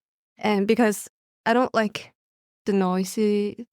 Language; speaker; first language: English; non-native, learner; Mongolian